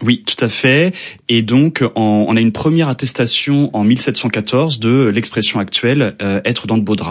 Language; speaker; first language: French; native; French